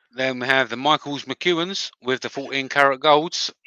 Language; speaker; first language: English; native; English